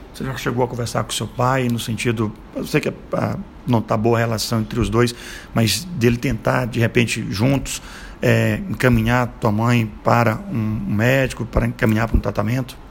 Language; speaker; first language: Portuguese; native; Portuguese